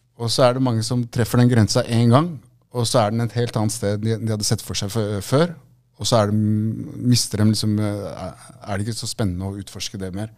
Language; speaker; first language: Norwegian; early bilingual, other home language; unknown